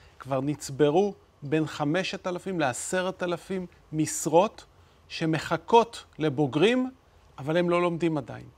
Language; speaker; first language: Hebrew; native; Hebrew